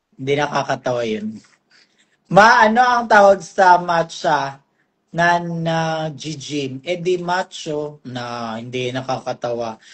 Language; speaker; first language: Filipino; non-native, local second language; Cebuano